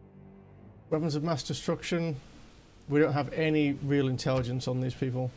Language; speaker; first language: English; native; English